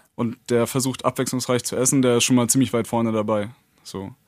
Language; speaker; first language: German; native; German